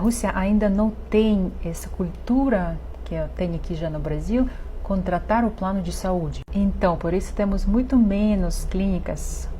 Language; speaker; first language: Portuguese; non-native, fluent; Russian